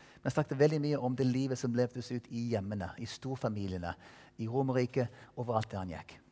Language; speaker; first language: Norwegian; non-native, fluent; English